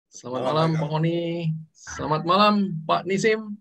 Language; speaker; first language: Indonesian; native; Indonesian